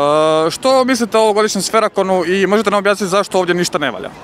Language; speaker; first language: Croatian; native; Croatian